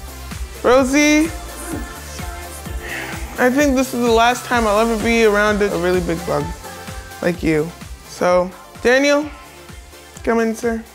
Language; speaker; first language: English; native; English